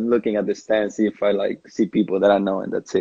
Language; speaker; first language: English; non-native, fluent; Spanish